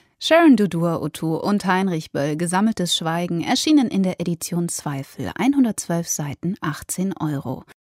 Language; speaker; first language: German; native; German